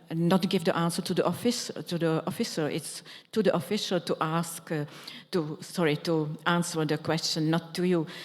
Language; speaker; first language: English; non-native, fluent; Czech